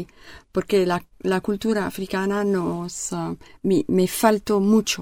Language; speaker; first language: Spanish; non-native, learner; French